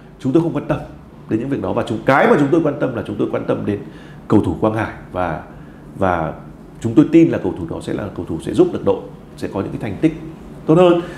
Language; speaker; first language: Vietnamese; native; Vietnamese